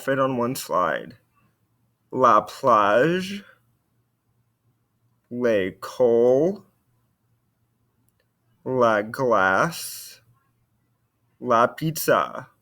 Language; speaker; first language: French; non-native, fluent; English